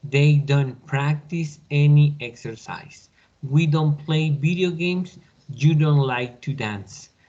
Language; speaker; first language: English; non-native, learner; Spanish